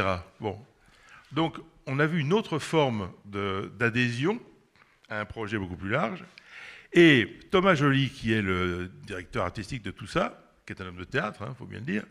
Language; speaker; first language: French; native; French